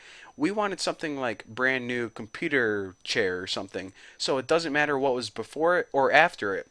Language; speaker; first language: English; native; English